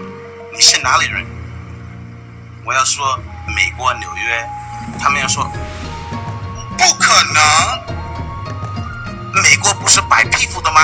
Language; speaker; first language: Chinese; non-native, fluent; English